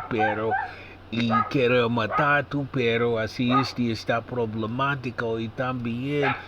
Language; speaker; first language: Spanish; non-native, learner; English